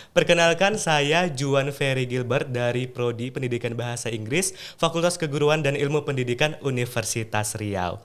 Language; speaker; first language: Indonesian; native; Indonesian